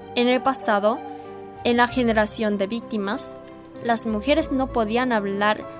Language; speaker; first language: Spanish; non-native, fluent; Korean